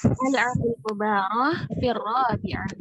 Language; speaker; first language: Arabic; non-native, learner; Indonesian